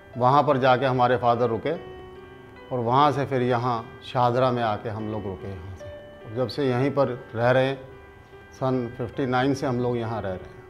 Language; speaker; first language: Urdu; non-native, local second language; Punjabi